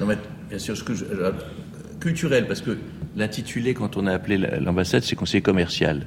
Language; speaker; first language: French; native; French